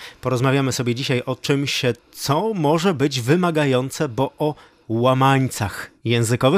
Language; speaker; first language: Polish; native; Polish